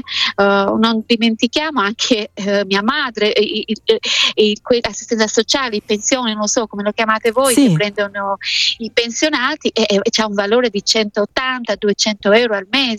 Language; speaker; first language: Italian; non-native, fluent; Albanian